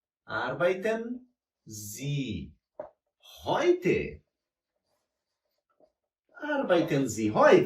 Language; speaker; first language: German; non-native, fluent; Portuguese